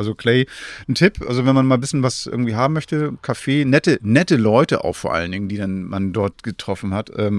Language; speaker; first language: German; native; German